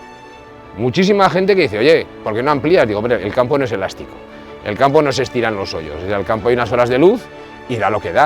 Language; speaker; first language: Spanish; native; Spanish